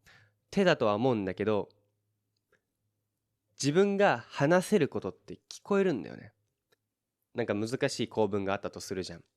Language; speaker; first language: Japanese; native; Japanese